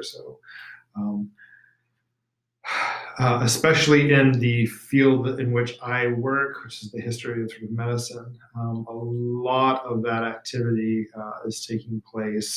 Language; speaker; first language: English; native; English